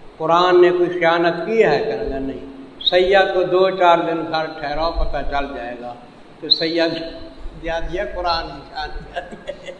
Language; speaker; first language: Urdu; non-native, local second language; Saraiki